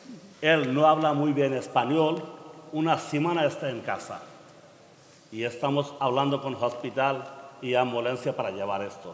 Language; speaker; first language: Spanish; non-native, learner; Bangla